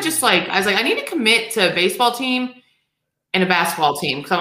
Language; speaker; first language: English; native; English